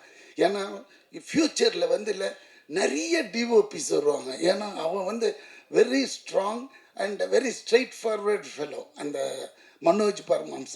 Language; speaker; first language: Tamil; native; Tamil